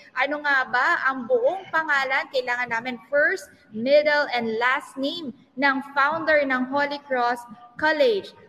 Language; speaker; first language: Filipino; non-native, local second language; Pampanga